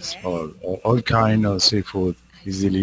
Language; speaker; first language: English; non-native, learner; Spanish